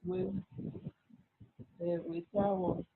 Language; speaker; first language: English; non-native, learner; Spanish